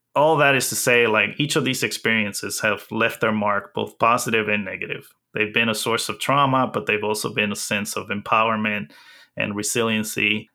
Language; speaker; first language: English; early bilingual, other home language; Spanish